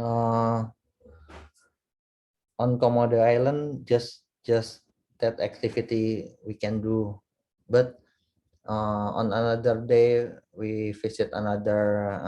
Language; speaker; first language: English; non-native, learner; Indonesian